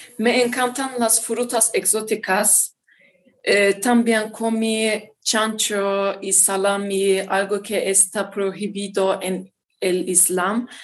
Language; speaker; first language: Spanish; non-native, learner; Turkish